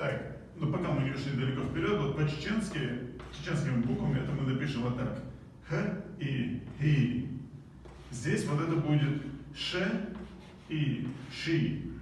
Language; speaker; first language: Russian; non-native, local second language; Chechen